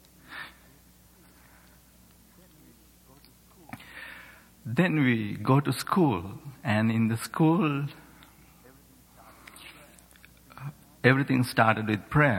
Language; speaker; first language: English; non-native, local second language; Sinhala